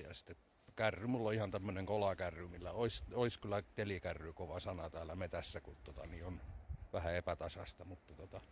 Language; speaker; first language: Finnish; native; Finnish